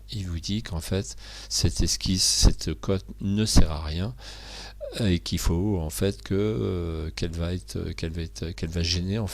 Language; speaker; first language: French; native; French